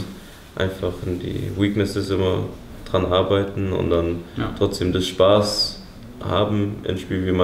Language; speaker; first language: German; early bilingual, heritage; English